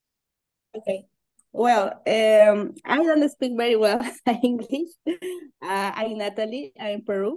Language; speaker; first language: English; non-native, learner; Spanish